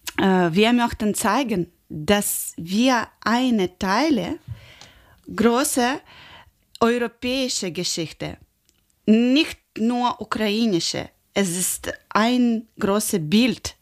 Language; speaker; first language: German; non-native, learner; Ukrainian